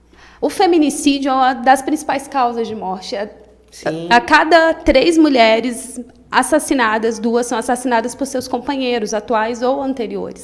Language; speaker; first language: Portuguese; native; Portuguese